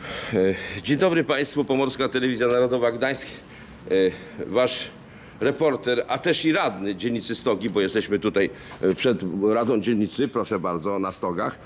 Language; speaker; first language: Polish; native; Polish